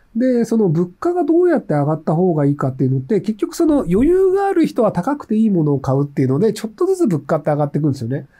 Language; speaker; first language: Japanese; native; Japanese